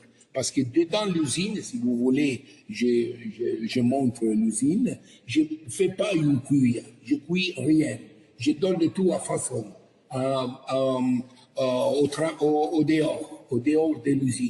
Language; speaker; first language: French; non-native, learner; Italian